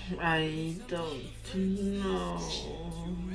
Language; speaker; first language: English; non-native, fluent; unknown